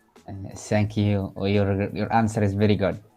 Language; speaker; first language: English; non-native, learner; Arabic